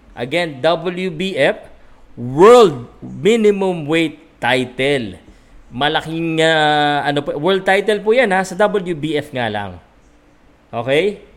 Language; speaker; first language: Filipino; native; Filipino